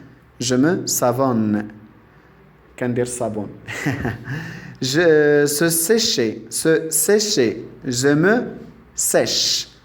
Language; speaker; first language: French; non-native, local second language; Arabic